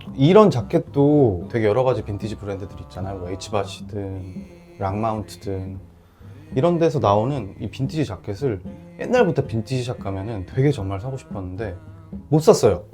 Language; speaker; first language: Korean; native; Korean